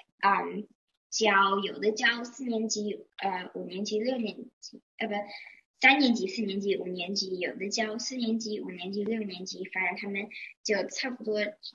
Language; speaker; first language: Chinese; early bilingual, heritage; Chinese